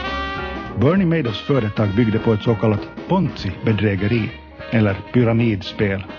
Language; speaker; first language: Swedish; native; Swedish